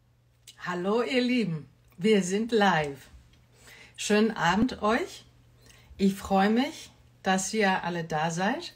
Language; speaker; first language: German; non-native, fluent; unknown